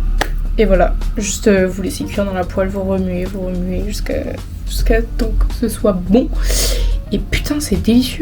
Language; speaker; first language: French; native; French